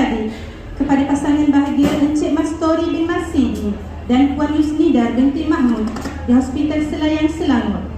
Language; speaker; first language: Malay; native; Malay